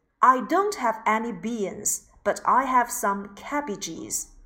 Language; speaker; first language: English; non-native, fluent; Chinese